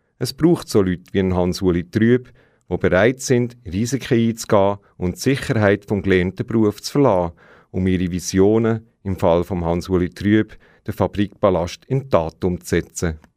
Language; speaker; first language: German; native; German